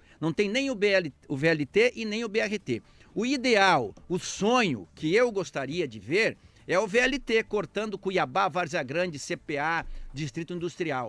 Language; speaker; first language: Portuguese; native; Portuguese